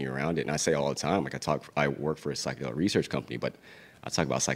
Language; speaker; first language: English; native; English